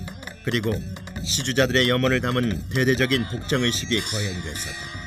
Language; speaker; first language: Korean; native; Korean